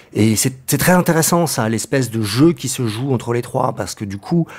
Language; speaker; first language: French; native; French